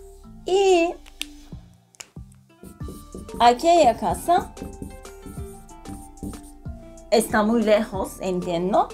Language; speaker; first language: Spanish; non-native, fluent; Turkish